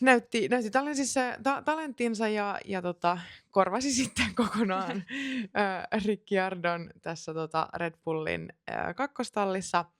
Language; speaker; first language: Finnish; native; Finnish